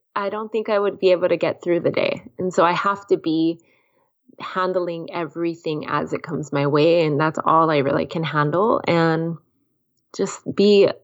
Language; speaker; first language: English; native; English